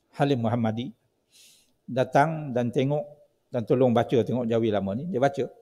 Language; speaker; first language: Malay; native; Malay